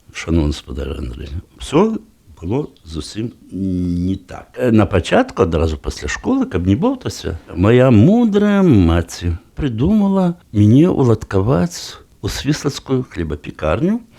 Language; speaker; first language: Belarusian; native; Belarusian